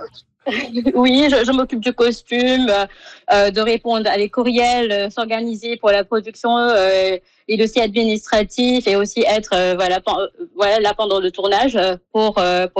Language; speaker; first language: French; non-native, fluent; Filipino